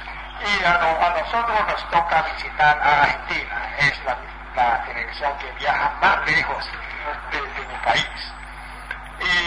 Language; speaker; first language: Spanish; non-native, fluent; Chinese